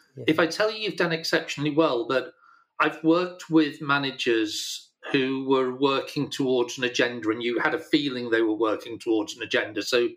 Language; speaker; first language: English; native; English